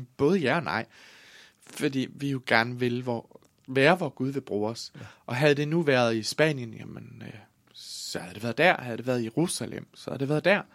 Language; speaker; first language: Danish; native; Danish